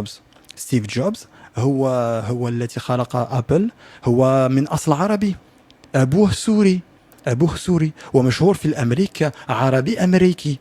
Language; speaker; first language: Arabic; non-native, learner; French